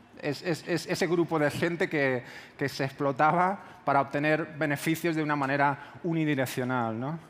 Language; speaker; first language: Spanish; native; Spanish